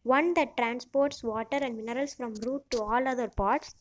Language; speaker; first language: English; non-native, local second language; Tamil